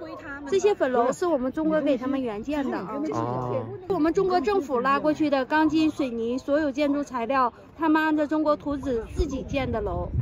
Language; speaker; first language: Chinese; native; Chinese